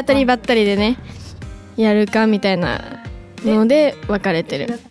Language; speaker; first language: Japanese; native; Japanese